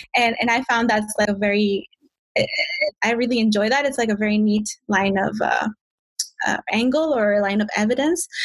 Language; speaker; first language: English; non-native, fluent; Spanish